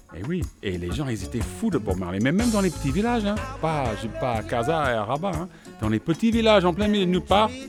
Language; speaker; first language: French; non-native, fluent; English